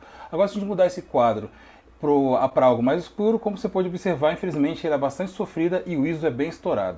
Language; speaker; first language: Portuguese; native; Portuguese